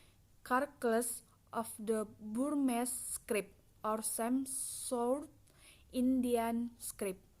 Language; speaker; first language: English; non-native, learner; Indonesian